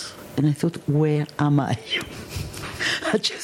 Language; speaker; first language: English; non-native, fluent; French